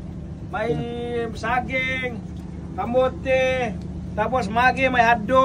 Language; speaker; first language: Filipino; non-native, learner; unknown